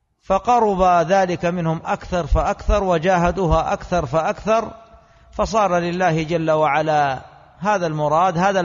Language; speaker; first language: Arabic; native; Arabic